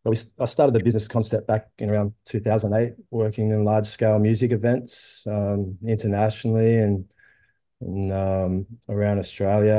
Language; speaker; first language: English; native; English